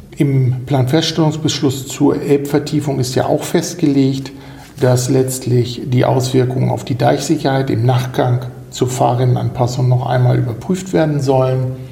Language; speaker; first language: German; native; German